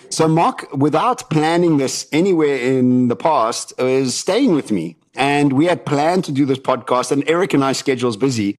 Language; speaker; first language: English; native; English